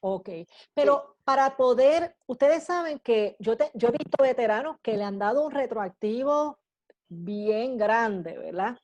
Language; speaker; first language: Spanish; native; Spanish